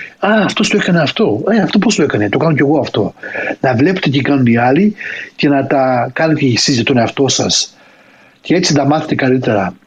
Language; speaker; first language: Greek; early bilingual, heritage; Greek